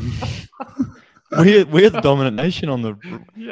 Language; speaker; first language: English; native; English